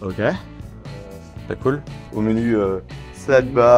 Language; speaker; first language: French; native; French